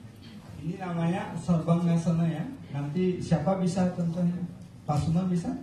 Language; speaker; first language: Indonesian; non-native, fluent; Bangla